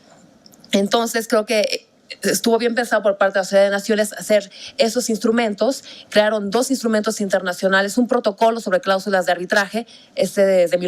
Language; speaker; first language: Spanish; native; Spanish